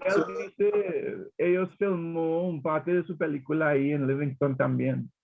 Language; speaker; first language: Spanish; non-native, learner; English